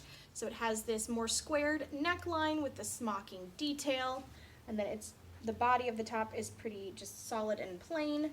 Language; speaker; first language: English; native; English